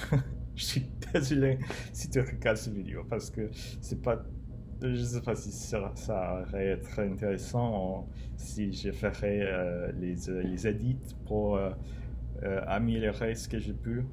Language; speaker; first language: French; non-native, learner; English